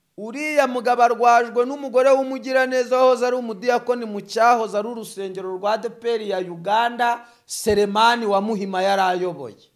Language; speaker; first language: Kinyarwanda; native; Kinyarwanda